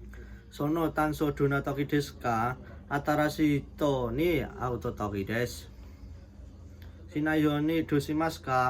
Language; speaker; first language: Japanese; non-native, learner; Indonesian